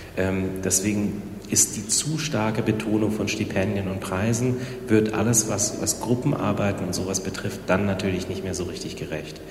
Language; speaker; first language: German; native; German